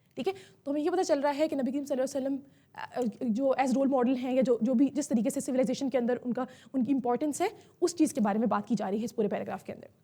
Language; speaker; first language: Urdu; native; Urdu